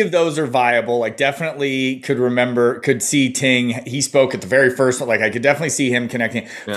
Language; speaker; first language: English; native; English